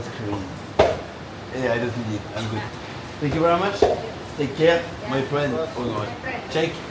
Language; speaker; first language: English; non-native, learner; French